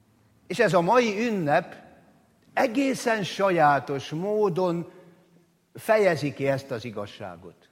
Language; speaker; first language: Hungarian; native; Hungarian